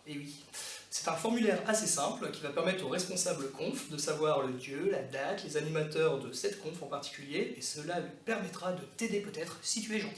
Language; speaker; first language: French; native; French